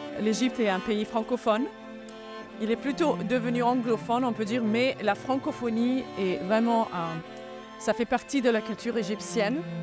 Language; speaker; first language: French; non-native, fluent; Arabic